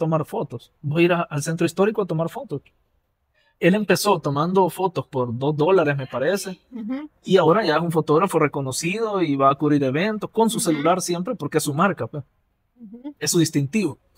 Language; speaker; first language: Spanish; native; Spanish